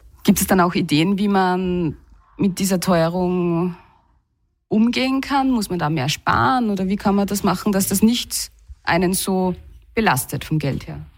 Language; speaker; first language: German; native; German